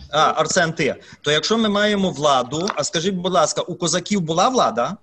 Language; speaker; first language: Ukrainian; native; Ukrainian